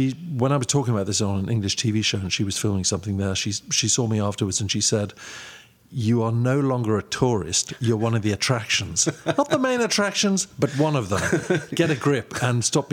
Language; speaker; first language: English; native; English